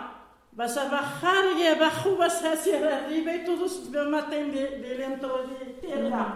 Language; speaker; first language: Spanish; non-native, learner; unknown